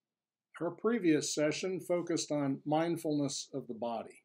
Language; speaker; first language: English; native; English